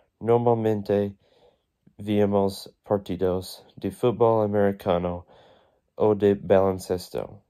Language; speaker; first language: Spanish; non-native, learner; English